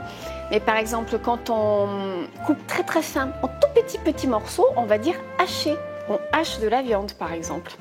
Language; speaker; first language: French; native; French